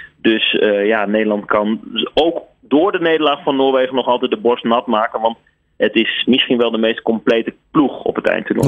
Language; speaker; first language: Dutch; native; Dutch